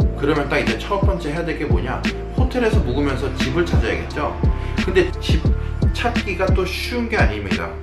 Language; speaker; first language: Korean; native; Korean